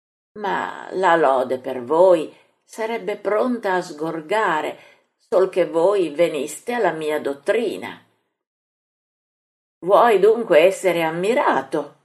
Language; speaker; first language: Italian; native; Italian